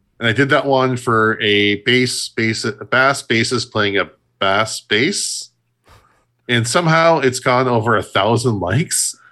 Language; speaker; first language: English; native; English